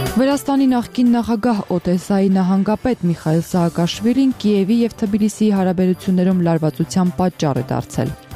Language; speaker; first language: Armenian; native; Armenian